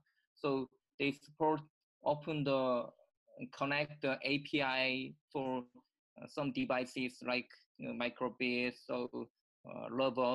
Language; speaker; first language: English; non-native, learner; Korean